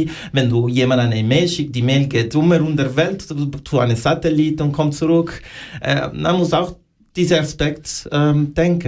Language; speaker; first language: German; non-native, learner; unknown